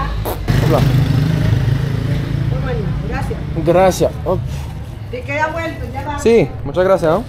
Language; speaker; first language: Spanish; non-native, learner; French